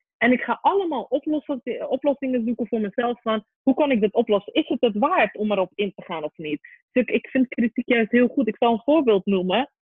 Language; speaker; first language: Dutch; early bilingual, other home language; Persian